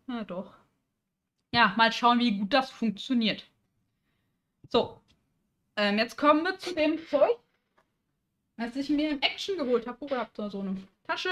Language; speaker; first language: German; native; German